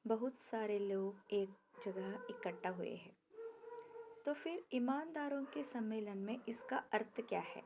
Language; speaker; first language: Hindi; non-native, local second language; Kannada